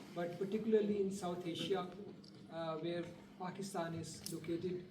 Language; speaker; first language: English; non-native, local second language; Urdu